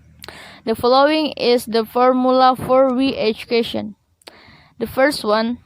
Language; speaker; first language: English; non-native, learner; Indonesian